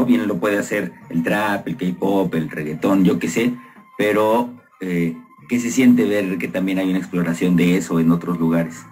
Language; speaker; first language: Spanish; native; Spanish